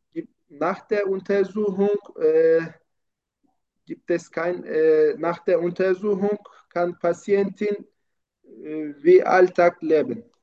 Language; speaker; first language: German; non-native, learner; Turkish